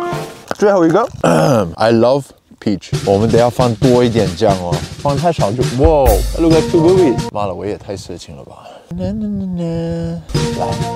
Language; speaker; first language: Chinese; non-native, fluent; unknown